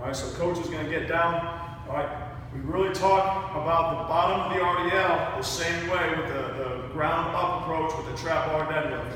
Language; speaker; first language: English; native; English